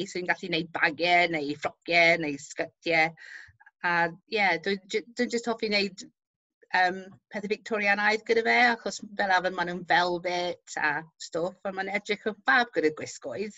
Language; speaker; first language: Welsh; non-native, local second language; English